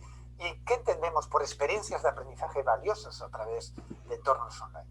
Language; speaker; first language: Spanish; native; Spanish